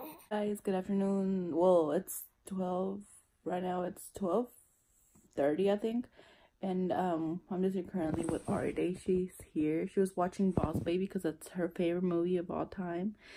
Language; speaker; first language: English; early bilingual, other home language; Spanish